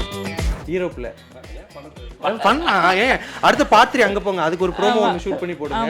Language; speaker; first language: Tamil; native; Tamil